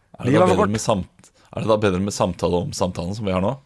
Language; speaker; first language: Norwegian; native; Norwegian